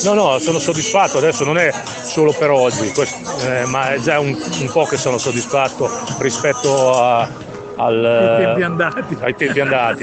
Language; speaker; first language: Italian; native; Italian